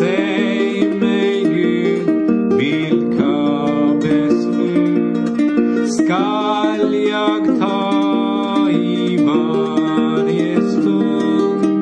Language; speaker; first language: Swedish; non-native, fluent; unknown